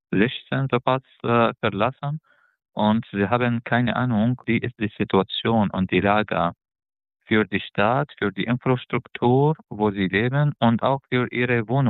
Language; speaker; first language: German; non-native, fluent; Arabic